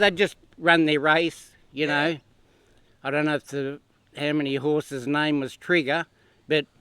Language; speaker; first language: English; native; English